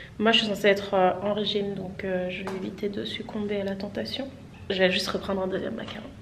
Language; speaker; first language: French; native; French